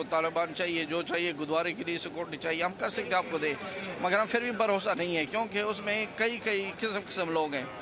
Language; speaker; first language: Hindi; non-native, fluent; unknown